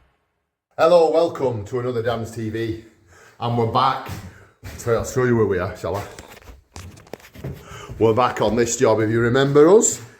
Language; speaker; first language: English; native; English